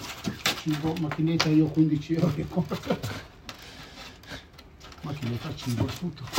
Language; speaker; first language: Italian; non-native, learner; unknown